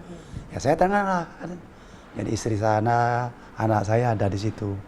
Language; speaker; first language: Indonesian; native; Indonesian